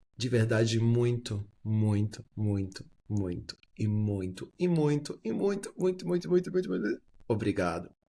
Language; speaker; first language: Portuguese; early bilingual, heritage; Portuguese